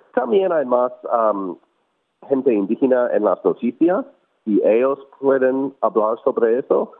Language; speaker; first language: Spanish; non-native, fluent; English